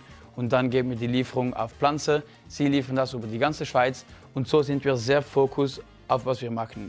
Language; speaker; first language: German; non-native, fluent; French